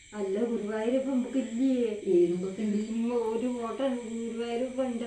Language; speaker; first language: Malayalam; native; Malayalam